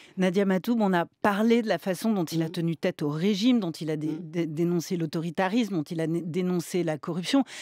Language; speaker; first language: French; native; French